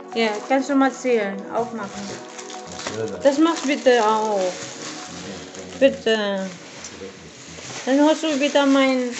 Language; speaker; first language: German; non-native, learner; Filipino